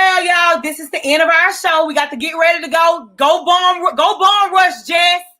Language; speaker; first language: English; native; English